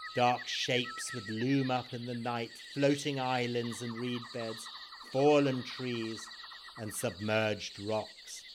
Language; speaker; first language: English; native; English